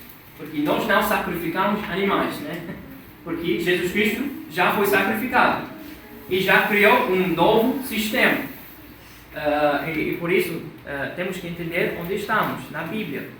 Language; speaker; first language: Portuguese; non-native, fluent; English